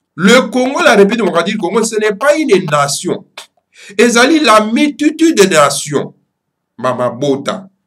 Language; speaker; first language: French; non-native, local second language; Lingala